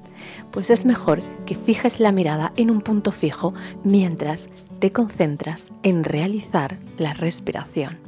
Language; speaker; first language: Spanish; native; Spanish